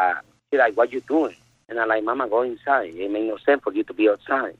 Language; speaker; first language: English; non-native, fluent; Spanish